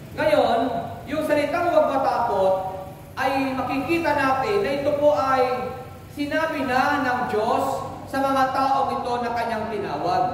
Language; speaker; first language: Filipino; native; Filipino